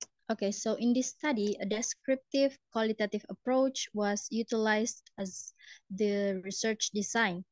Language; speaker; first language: English; non-native, learner; Indonesian